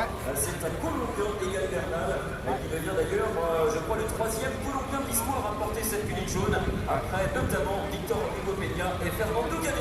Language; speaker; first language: French; native; French